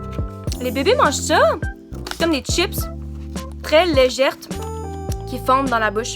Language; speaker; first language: French; native; French